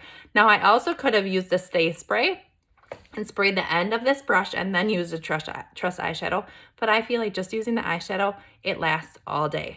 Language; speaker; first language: English; native; English